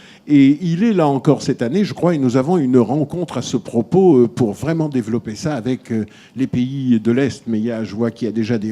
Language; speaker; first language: French; native; French